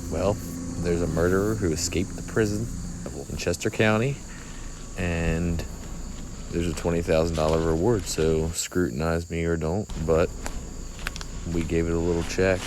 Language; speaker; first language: English; native; English